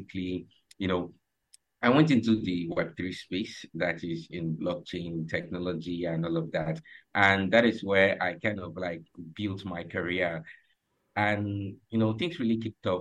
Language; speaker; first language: English; non-native, local second language; Ibibio